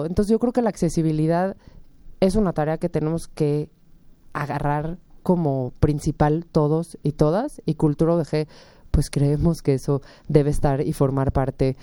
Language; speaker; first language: Spanish; native; Spanish